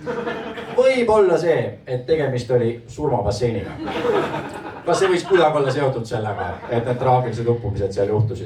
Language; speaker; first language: Estonian; native; Estonian